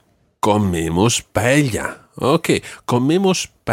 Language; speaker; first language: Spanish; non-native, fluent; English